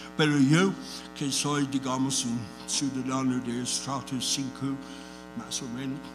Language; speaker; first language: Spanish; non-native, fluent; English